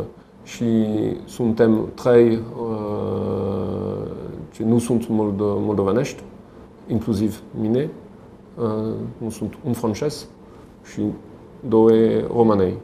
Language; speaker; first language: Romanian; non-native, learner; French